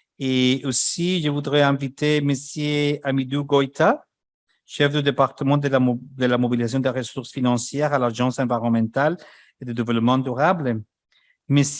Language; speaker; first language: French; non-native, fluent; Spanish